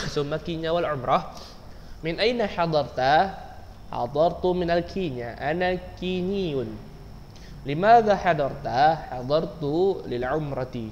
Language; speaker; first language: Arabic; non-native, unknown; Indonesian